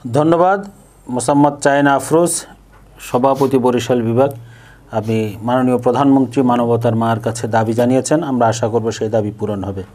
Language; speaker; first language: Bangla; native; Bangla